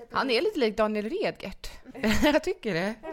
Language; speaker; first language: Swedish; native; Swedish